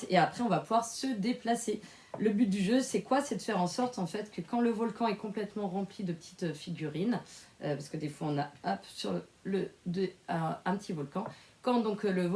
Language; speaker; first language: French; native; French